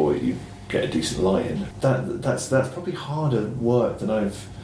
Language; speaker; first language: English; native; English